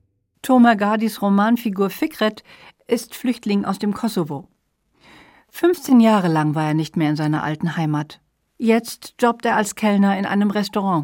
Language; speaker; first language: German; native; German